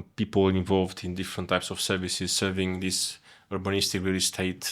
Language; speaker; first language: English; non-native, fluent; Romanian